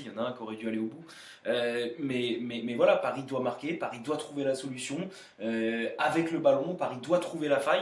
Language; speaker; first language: French; native; French